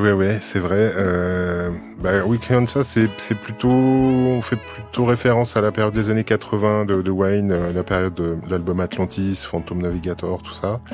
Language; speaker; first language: French; native; French